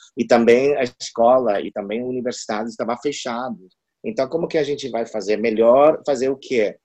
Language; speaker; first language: Portuguese; non-native, fluent; Chinese